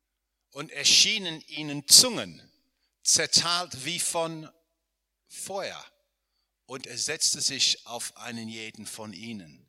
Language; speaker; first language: German; non-native, fluent; English